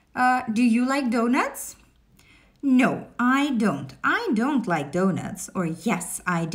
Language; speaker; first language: English; non-native, fluent; Russian